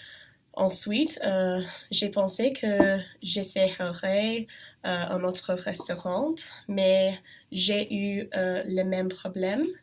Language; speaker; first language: French; non-native, learner; English